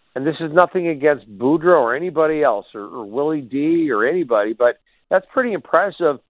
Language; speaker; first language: English; native; English